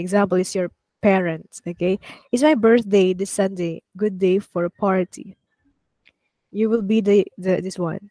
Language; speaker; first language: English; non-native, fluent; Vietnamese